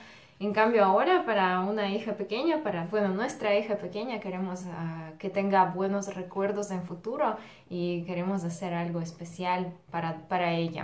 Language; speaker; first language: Spanish; non-native, fluent; Russian